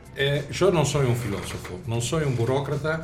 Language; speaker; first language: Spanish; non-native, fluent; Italian